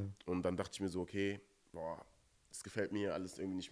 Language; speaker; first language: German; native; German